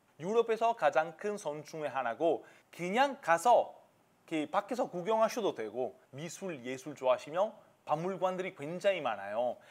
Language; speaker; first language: Korean; non-native, fluent; Italian